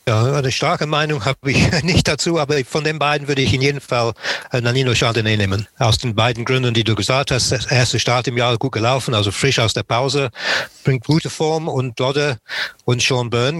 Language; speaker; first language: German; non-native, fluent; English